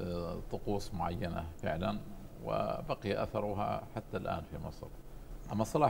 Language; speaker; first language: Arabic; native; Arabic